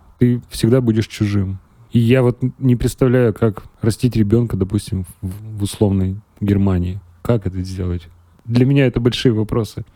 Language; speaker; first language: Russian; native; Russian